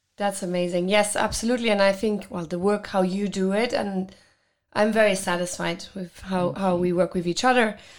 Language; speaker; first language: English; non-native, fluent; Luxembourgish